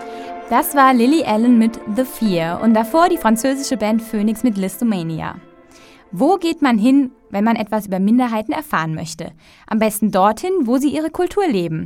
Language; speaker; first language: German; native; German